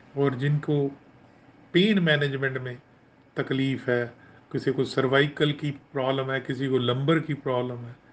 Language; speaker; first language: Hindi; non-native, local second language; Punjabi